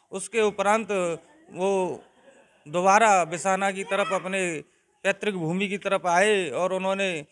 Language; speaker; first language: Hindi; native; Hindi